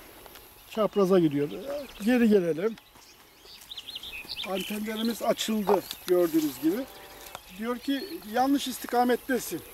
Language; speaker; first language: Turkish; native; Turkish